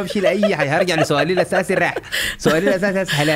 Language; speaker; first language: Arabic; native; Arabic